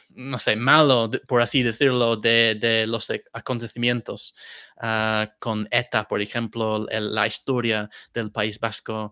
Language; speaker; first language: Spanish; non-native, fluent; English